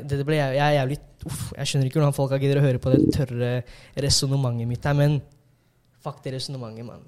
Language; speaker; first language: Norwegian; early bilingual, other home language; Tamil